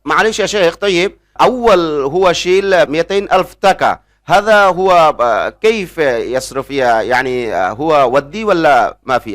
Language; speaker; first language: Arabic; non-native, learner; Bangla